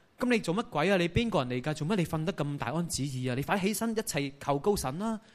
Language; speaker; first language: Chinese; non-native, local second language; Cantonese